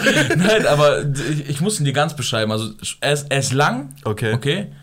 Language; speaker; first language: German; early bilingual, other home language; Persian